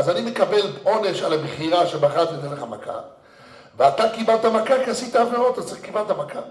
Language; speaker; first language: Hebrew; non-native, fluent; English